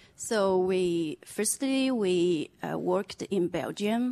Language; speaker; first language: English; non-native, fluent; Chinese